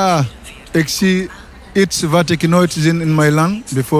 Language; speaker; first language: Dutch; non-native, learner; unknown